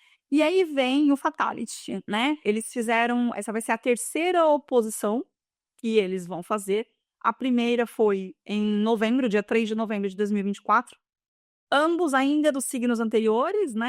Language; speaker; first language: Portuguese; native; Portuguese